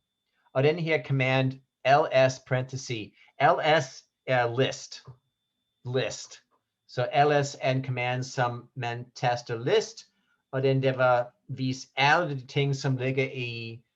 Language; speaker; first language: Danish; non-native, fluent; English